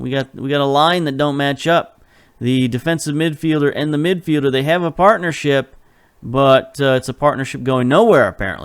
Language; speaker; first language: English; native; English